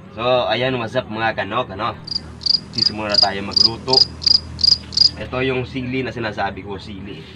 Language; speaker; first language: Filipino; non-native, local second language; Bikol